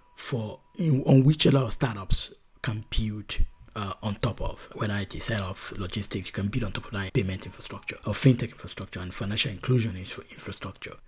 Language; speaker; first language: English; non-native, local second language; Yoruba